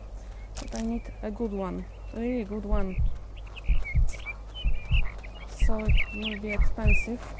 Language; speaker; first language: English; non-native, fluent; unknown